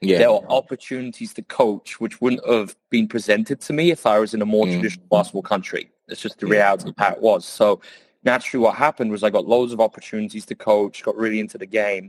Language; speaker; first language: English; native; English